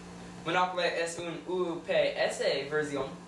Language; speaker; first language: Spanish; non-native, learner; English